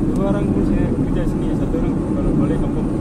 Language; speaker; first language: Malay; non-native, learner; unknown